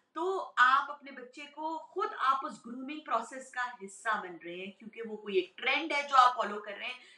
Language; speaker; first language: Urdu; native; Urdu